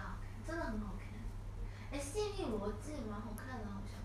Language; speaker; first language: Chinese; native; Chinese